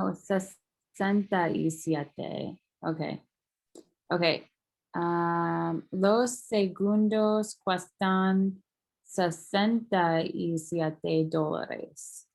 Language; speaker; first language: Spanish; non-native, learner; English